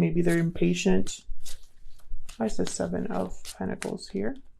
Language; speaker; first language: English; native; English